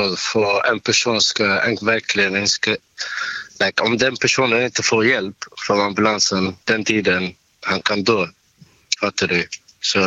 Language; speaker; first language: Swedish; non-native, learner; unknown